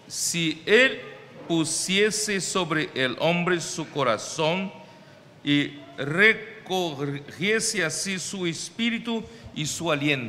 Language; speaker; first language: Spanish; non-native, fluent; Portuguese